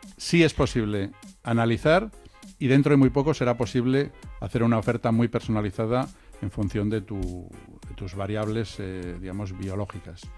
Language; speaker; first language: Spanish; native; Spanish